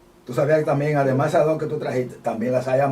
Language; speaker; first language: Spanish; native; Spanish